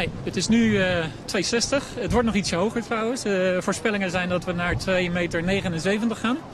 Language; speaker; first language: Dutch; native; Dutch